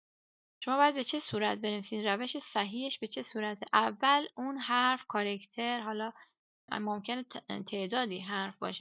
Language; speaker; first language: Persian; native; Persian